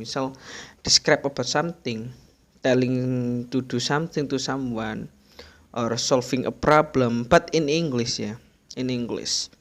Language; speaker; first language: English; non-native, learner; Indonesian